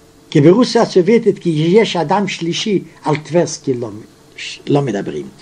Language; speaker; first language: Hebrew; non-native, fluent; Yiddish